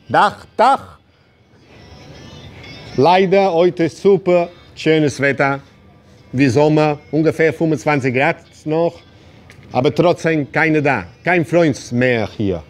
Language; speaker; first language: German; non-native, learner; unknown